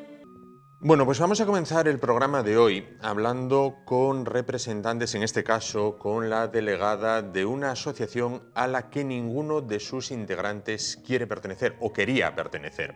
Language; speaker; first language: Spanish; native; Spanish